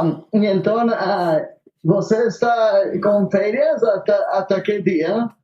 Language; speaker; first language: Portuguese; non-native, learner; Spanish